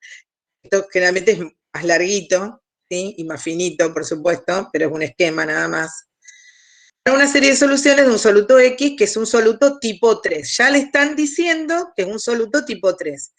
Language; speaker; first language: Spanish; native; Spanish